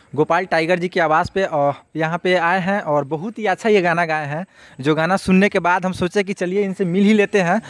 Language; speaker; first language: Hindi; native; Hindi